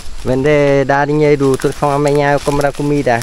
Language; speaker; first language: Portuguese; non-native, learner; Vietnamese